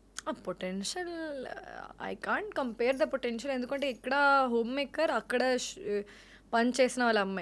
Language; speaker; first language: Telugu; non-native, learner; Hindi